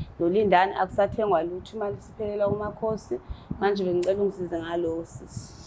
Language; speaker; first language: Zulu; non-native, local second language; Xhosa